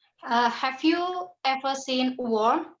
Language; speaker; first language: English; non-native, learner; Indonesian